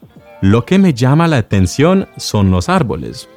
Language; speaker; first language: Spanish; non-native, fluent; English